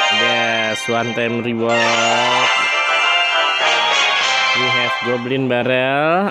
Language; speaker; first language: English; non-native, learner; Indonesian